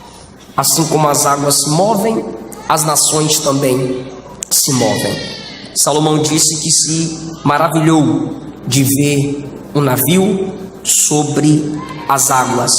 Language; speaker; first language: Portuguese; native; Portuguese